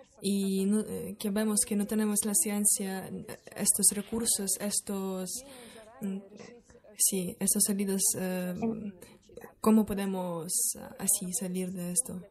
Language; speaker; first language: Spanish; non-native, learner; Russian